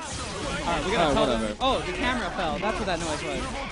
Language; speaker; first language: English; native; English